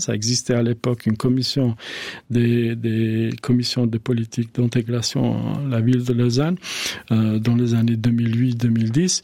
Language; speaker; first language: French; non-native, fluent; Albanian